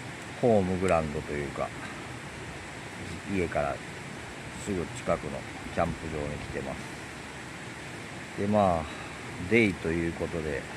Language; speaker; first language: Japanese; native; Japanese